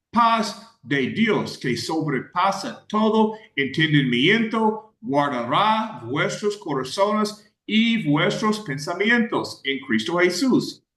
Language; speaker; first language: Spanish; non-native, fluent; English